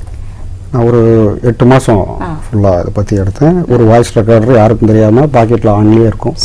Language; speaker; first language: Tamil; native; Tamil